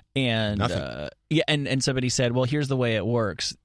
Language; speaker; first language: English; native; English